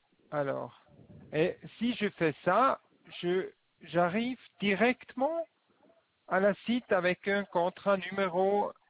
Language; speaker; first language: French; non-native, learner; Swiss German